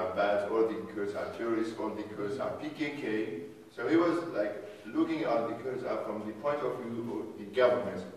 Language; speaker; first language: English; non-native, fluent; Arabic